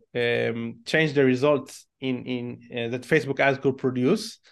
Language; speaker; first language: English; non-native, fluent; Hebrew